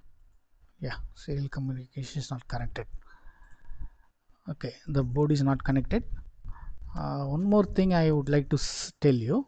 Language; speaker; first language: English; non-native, local second language; Tamil